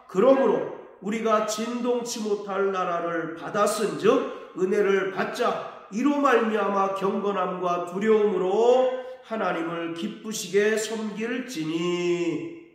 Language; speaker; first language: Korean; native; Korean